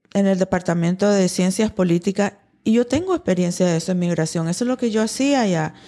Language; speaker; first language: Spanish; early bilingual, heritage; Spanish